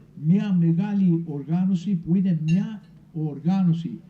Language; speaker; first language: Greek; early bilingual, heritage; Greek